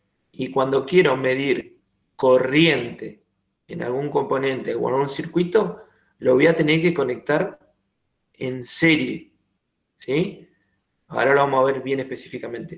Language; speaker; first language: Spanish; native; Spanish